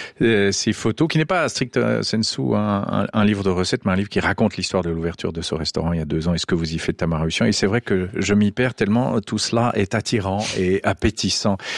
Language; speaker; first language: French; native; French